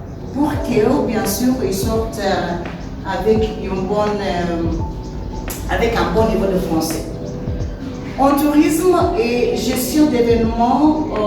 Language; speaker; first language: French; non-native, fluent; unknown